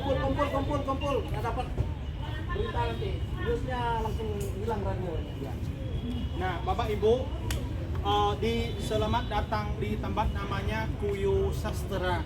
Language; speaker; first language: Indonesian; non-native, fluent; Vietnamese